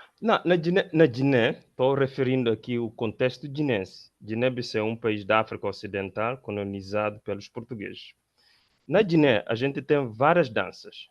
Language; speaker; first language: Portuguese; non-native, local second language; Upper Guinea Crioulo